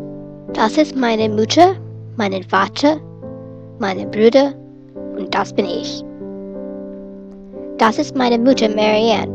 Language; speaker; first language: German; non-native, learner; English